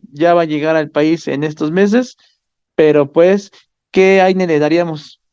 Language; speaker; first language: Spanish; native; Spanish